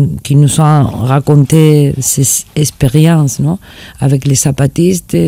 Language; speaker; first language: French; non-native, fluent; Spanish